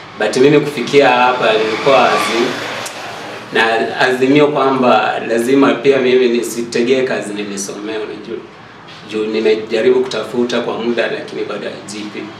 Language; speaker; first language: Swahili; native; Swahili